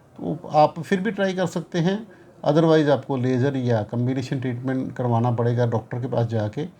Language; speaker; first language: Hindi; non-native, local second language; Punjabi